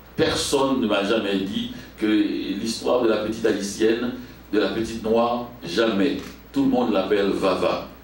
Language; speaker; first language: French; non-native, local second language; Haitian Creole